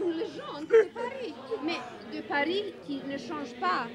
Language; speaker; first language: French; non-native, learner; Serbian